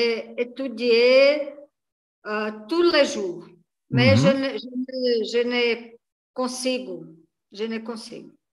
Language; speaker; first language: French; non-native, learner; Portuguese